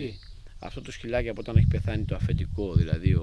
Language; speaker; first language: Greek; native; Greek